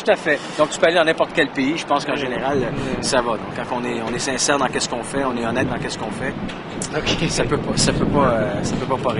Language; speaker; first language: French; native; French